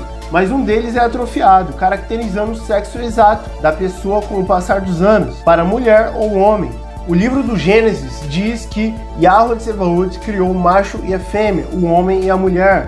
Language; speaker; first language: Portuguese; native; Portuguese